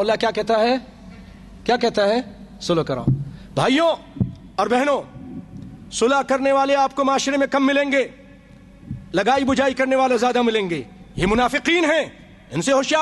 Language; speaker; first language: Urdu; native; Urdu